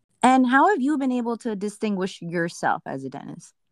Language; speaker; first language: English; early bilingual, other home language; Spanish